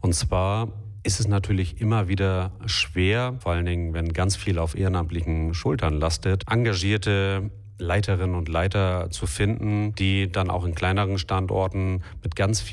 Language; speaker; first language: German; native; German